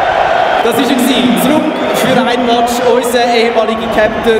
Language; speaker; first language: German; native; German